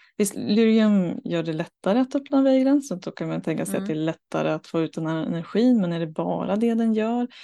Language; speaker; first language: Swedish; native; Swedish